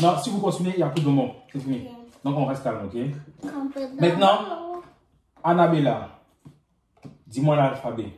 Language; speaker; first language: French; native; French